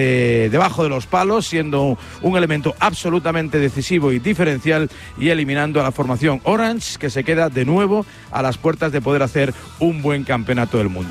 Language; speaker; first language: Spanish; native; Spanish